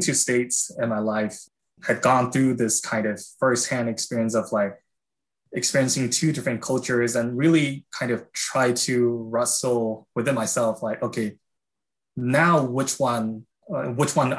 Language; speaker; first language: English; non-native, fluent; Chinese